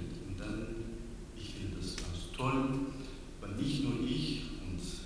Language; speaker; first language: German; non-native, learner; Persian